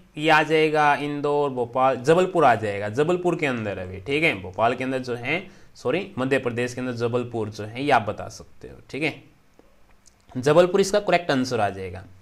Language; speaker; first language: Hindi; native; Hindi